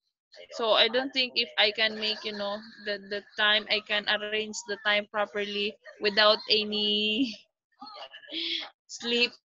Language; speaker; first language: English; non-native, local second language; Filipino